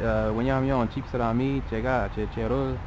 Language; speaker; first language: Korean; non-native, learner; English